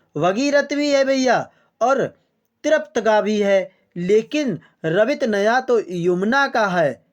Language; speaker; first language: Hindi; native; Hindi